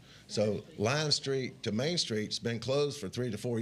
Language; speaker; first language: English; native; English